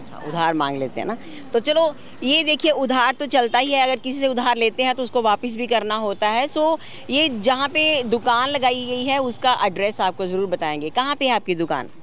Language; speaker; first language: Hindi; non-native, local second language; Punjabi